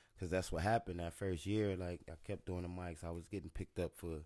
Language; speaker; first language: English; native; English